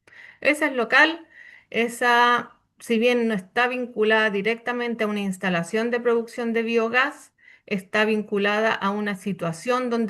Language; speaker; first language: Spanish; native; Spanish